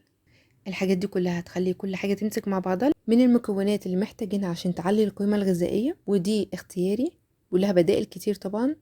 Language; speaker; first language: Arabic; native; Arabic